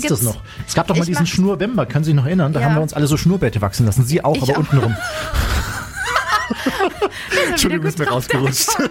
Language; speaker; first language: German; native; German